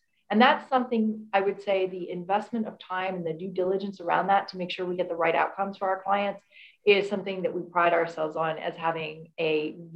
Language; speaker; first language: English; native; English